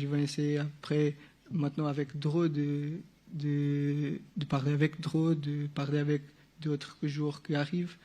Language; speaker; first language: French; non-native, local second language; Portuguese